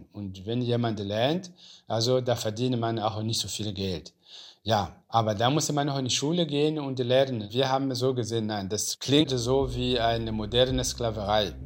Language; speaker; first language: German; non-native, learner; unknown